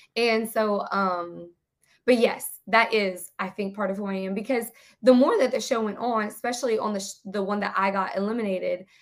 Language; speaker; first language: English; native; English